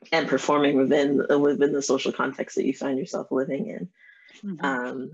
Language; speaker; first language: English; native; English